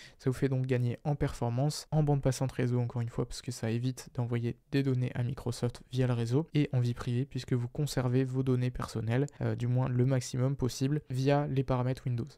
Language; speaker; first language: French; native; French